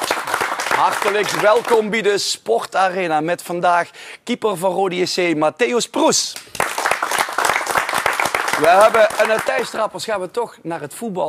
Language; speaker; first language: Dutch; native; Dutch